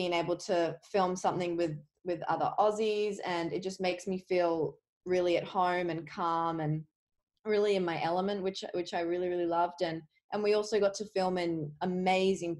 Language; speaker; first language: English; native; English